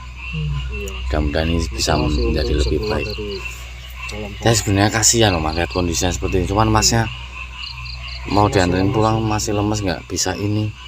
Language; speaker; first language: Indonesian; non-native, local second language; Javanese